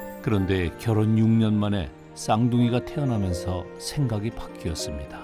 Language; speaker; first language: Korean; native; Korean